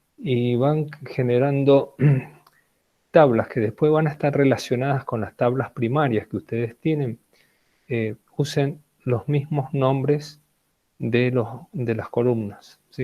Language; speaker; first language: Spanish; native; Spanish